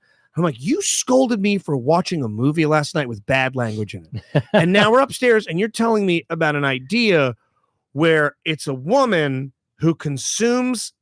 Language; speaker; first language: English; native; English